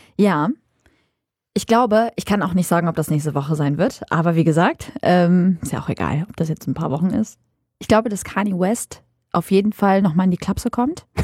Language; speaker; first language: German; early bilingual, other home language; Arabic